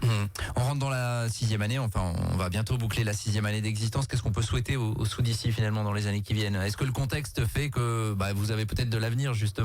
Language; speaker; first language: French; native; French